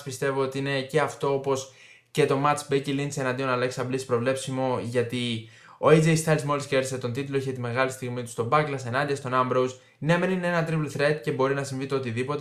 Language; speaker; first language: Greek; native; Greek